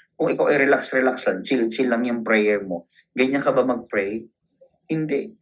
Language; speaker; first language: Filipino; non-native, local second language; Cebuano